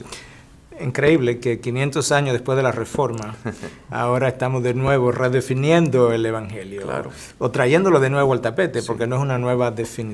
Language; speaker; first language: Spanish; native; Spanish